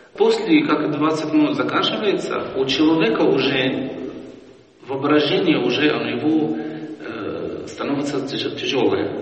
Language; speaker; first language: Russian; non-native, fluent; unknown